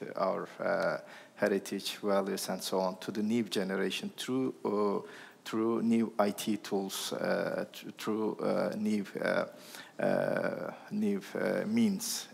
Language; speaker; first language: English; non-native, fluent; Turkish